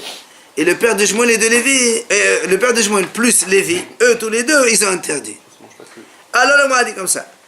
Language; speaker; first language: French; native; French